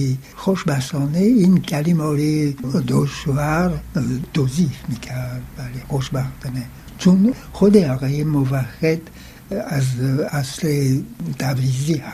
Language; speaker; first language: Persian; non-native, fluent; French